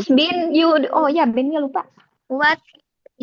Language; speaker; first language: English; non-native, learner; Indonesian